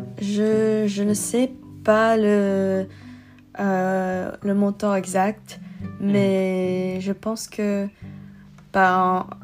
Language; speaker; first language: French; non-native, learner; English